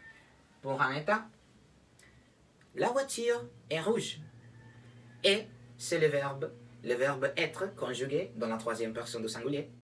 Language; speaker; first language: French; non-native, learner; Spanish